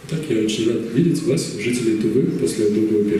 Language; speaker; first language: Russian; native; Russian